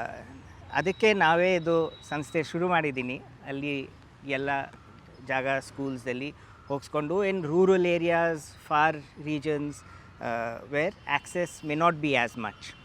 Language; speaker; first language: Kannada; non-native, local second language; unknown